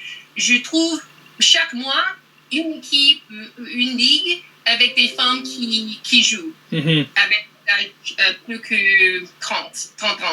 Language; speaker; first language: French; non-native, learner; English